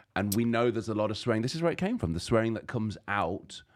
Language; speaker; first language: English; native; English